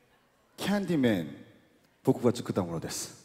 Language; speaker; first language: Japanese; non-native, fluent; Korean